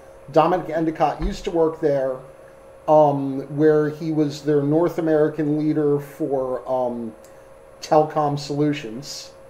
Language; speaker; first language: English; native; English